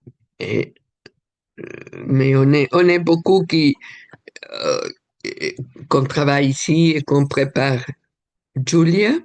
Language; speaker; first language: French; non-native, fluent; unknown